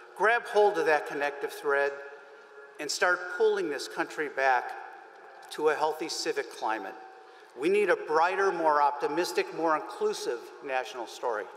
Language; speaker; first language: English; native; English